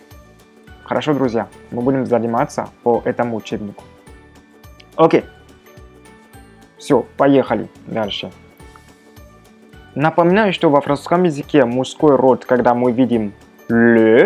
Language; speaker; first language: Russian; non-native, fluent; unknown